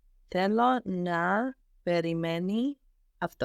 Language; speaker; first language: Greek; non-native, learner; English